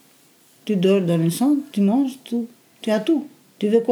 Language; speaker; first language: French; non-native, learner; Albanian